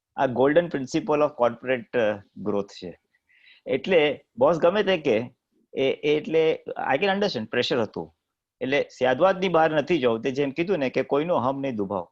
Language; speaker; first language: Gujarati; native; Gujarati